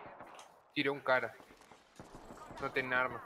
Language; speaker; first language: Portuguese; non-native, learner; Spanish